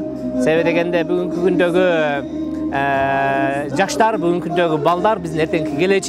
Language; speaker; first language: Kyrgyz; native; Kyrgyz